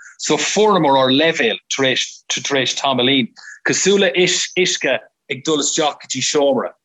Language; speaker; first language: Irish; non-native, local second language; English